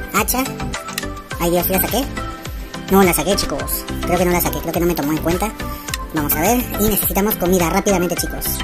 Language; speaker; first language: Spanish; native; Spanish